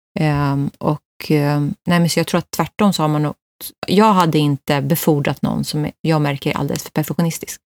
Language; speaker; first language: Swedish; early bilingual, other home language; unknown